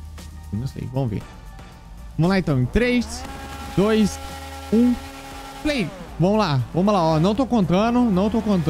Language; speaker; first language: Portuguese; native; Portuguese